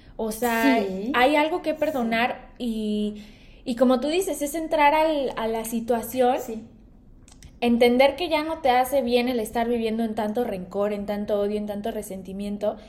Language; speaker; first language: Spanish; native; Spanish